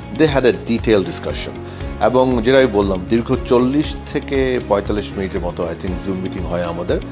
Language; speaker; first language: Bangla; native; Bangla